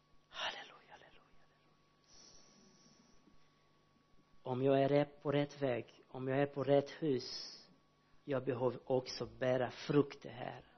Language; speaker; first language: Swedish; non-native, learner; Portuguese